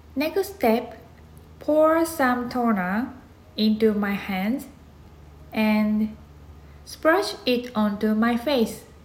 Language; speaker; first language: English; non-native, learner; Japanese